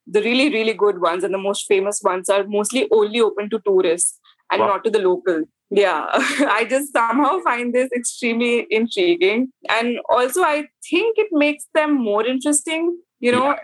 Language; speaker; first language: English; non-native, local second language; Hindi